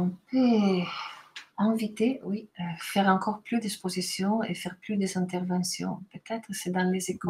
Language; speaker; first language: French; non-native, fluent; Italian